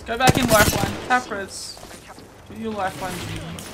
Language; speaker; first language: English; native; English